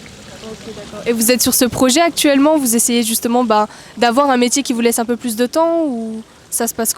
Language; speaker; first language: French; native; French